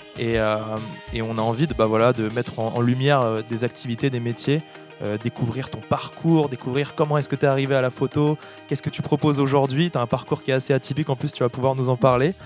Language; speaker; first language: French; native; French